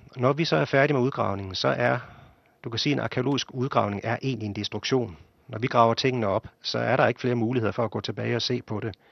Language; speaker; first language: Danish; native; Danish